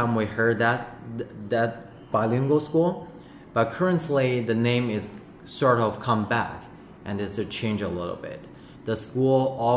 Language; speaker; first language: English; non-native, fluent; Chinese